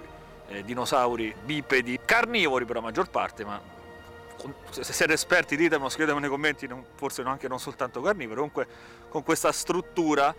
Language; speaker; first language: Italian; native; Italian